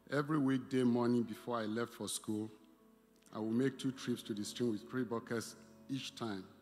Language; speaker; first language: English; non-native, local second language; Igbo